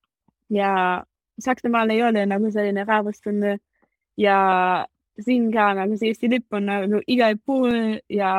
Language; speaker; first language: Estonian; non-native, learner; German